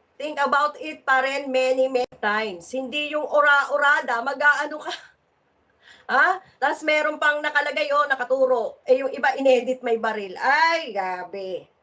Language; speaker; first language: Filipino; native; Filipino